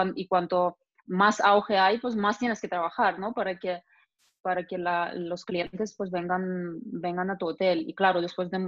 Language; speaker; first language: Spanish; non-native, fluent; Russian